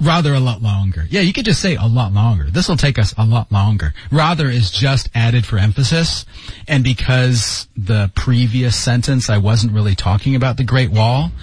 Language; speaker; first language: English; native; English